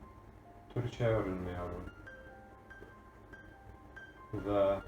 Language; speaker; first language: Turkish; non-native, learner; English